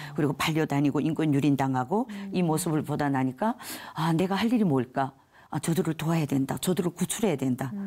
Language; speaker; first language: Korean; native; Korean